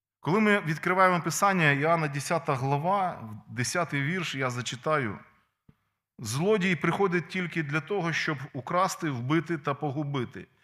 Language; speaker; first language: Ukrainian; non-native, local second language; Russian